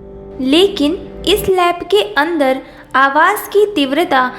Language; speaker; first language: Hindi; native; Hindi